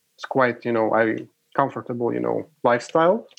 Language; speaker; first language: English; non-native, fluent; Ukrainian